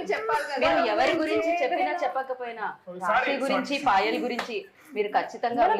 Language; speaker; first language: Telugu; native; Telugu